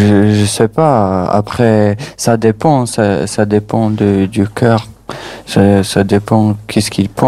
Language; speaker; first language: French; non-native, fluent; Albanian